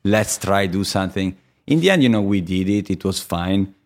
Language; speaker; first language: English; non-native, fluent; Italian